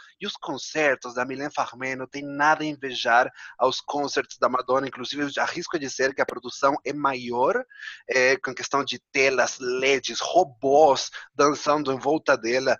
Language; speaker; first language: Portuguese; non-native, fluent; Spanish